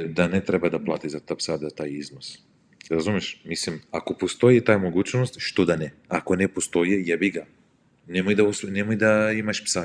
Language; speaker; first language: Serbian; non-native, learner; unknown